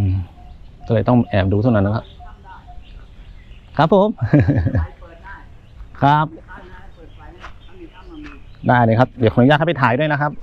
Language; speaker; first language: Thai; native; Thai